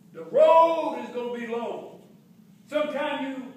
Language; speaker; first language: English; native; English